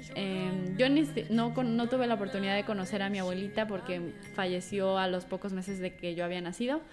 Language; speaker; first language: Spanish; native; Spanish